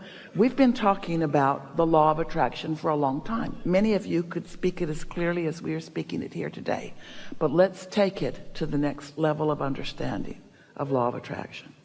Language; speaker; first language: English; native; English